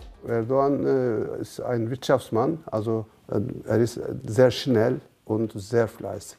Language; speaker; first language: German; non-native, fluent; Turkish